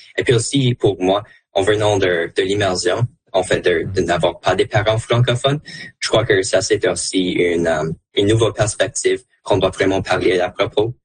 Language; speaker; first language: French; non-native, local second language; English